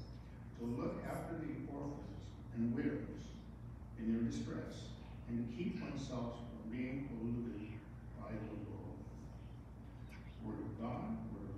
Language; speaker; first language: English; native; English